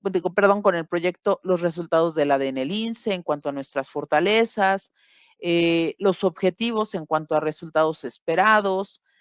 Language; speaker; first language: Spanish; native; Spanish